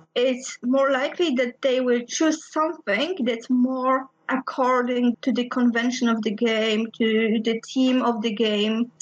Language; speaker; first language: English; non-native, fluent; Polish